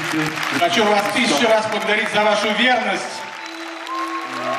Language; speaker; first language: Russian; native; Russian